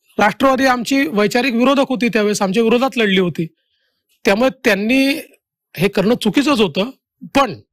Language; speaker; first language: Marathi; native; Marathi